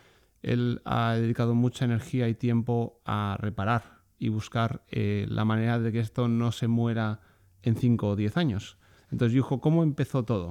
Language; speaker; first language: Spanish; native; Spanish